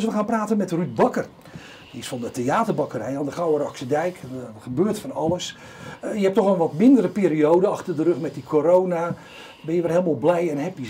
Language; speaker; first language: Dutch; native; Dutch